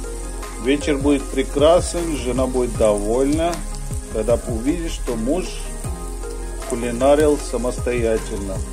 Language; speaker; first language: Russian; non-native, fluent; Hindi